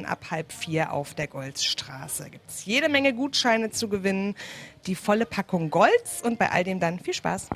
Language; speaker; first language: German; native; German